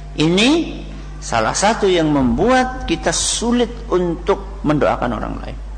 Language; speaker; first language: Malay; non-native, local second language; Javanese